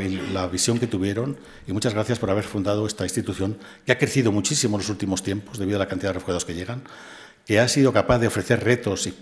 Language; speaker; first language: Spanish; native; Spanish